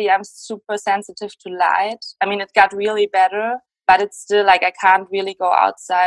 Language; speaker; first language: English; non-native, fluent; German